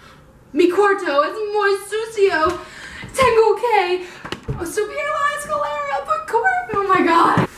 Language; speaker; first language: Spanish; non-native, learner; English